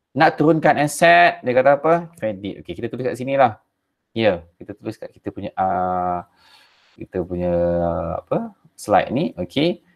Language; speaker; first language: Malay; native; Malay